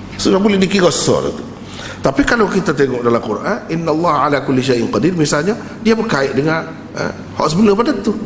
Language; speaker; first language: Malay; native; Malay